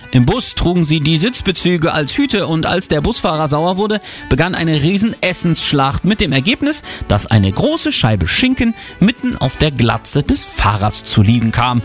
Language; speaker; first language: German; native; German